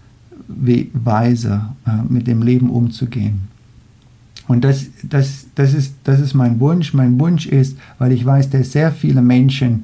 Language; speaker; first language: German; non-native, fluent; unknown